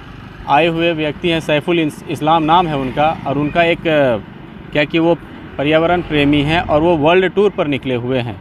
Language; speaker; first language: Hindi; native; Hindi